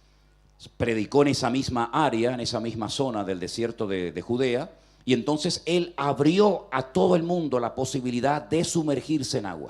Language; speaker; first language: Spanish; native; Spanish